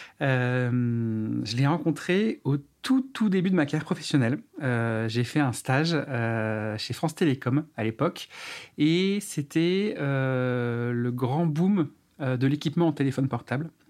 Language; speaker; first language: French; native; French